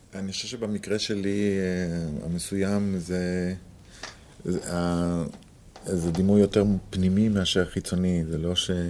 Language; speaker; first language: Hebrew; native; Hebrew